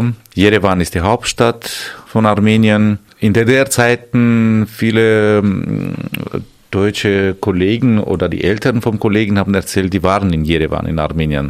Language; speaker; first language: German; non-native, fluent; Armenian